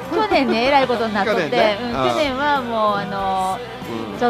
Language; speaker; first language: Japanese; native; Japanese